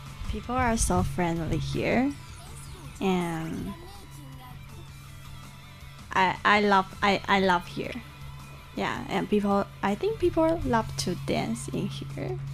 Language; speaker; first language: English; non-native, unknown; Chinese